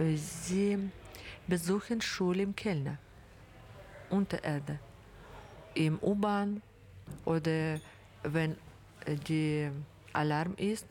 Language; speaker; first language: German; non-native, learner; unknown